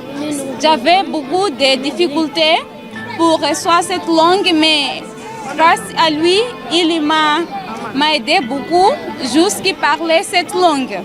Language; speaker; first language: French; non-native, fluent; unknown